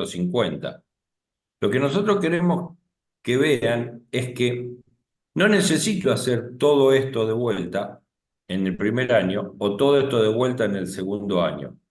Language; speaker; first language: Spanish; native; Spanish